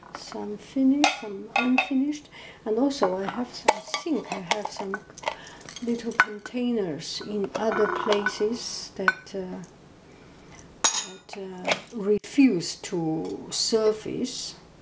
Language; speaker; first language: English; non-native, fluent; Chinese